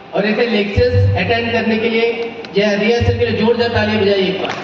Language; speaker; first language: Hindi; non-native, local second language; Marathi